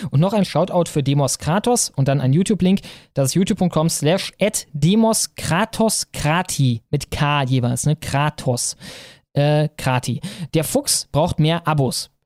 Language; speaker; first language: German; native; German